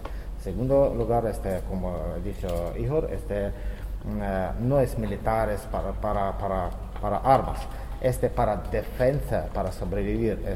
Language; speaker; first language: Spanish; non-native, learner; Ukrainian